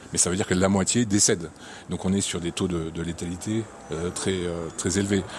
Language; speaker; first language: French; native; French